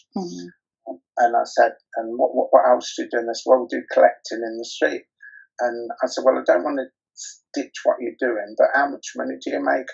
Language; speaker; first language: English; native; English